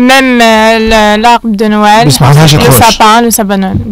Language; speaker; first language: French; non-native, fluent; Arabic